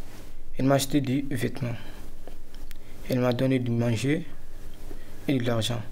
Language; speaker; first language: French; non-native, learner; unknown